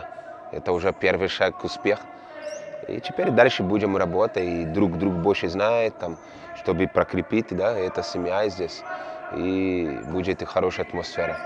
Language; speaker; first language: Russian; non-native, learner; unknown